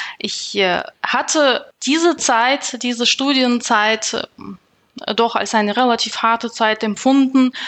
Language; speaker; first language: German; non-native, fluent; Russian